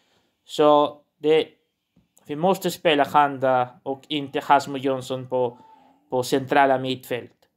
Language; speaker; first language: Swedish; non-native, learner; Portuguese